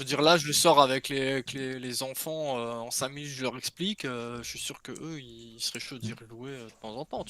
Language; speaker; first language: French; native; French